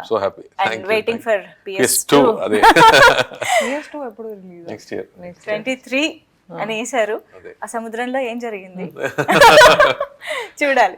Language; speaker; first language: Telugu; native; Telugu